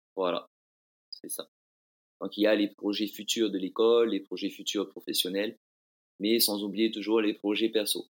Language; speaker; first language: French; native; French